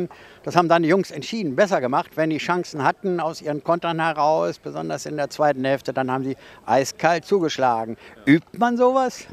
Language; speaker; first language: German; native; German